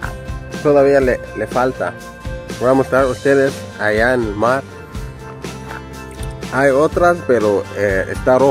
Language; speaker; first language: Spanish; non-native, fluent; Arabic